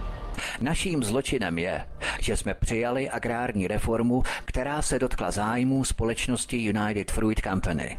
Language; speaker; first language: Czech; native; Czech